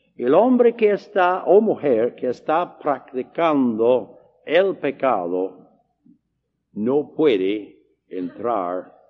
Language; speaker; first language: Spanish; non-native, fluent; English